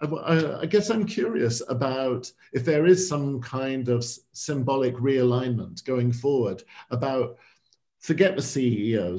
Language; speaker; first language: English; native; English